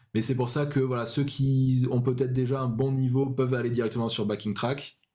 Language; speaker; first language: French; native; French